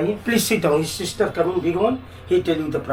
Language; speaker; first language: English; non-native, learner; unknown